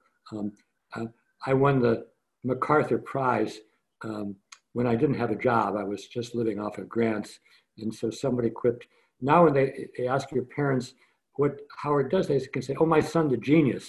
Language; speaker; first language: English; native; English